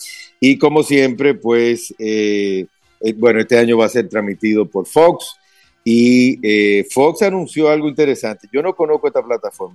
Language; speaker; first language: Spanish; native; Spanish